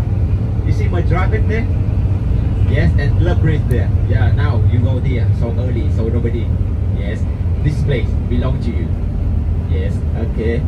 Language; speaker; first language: English; non-native, learner; Vietnamese